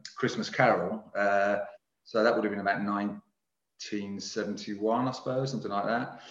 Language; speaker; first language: English; native; English